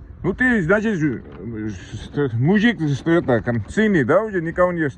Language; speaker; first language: Russian; non-native, fluent; Georgian